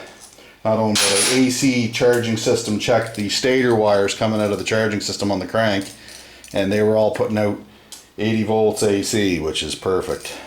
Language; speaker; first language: English; native; English